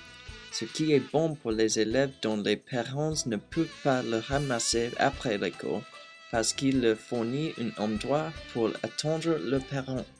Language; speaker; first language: French; non-native, learner; English